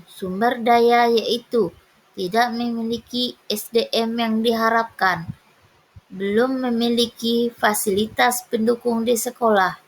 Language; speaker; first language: Indonesian; native; Indonesian